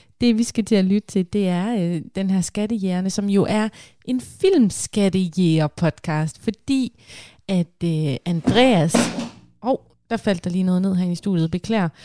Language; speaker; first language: Danish; native; Danish